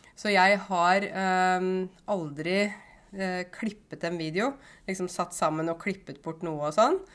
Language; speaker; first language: Norwegian; native; Norwegian